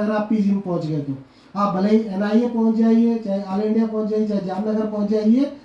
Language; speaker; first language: Hindi; native; Hindi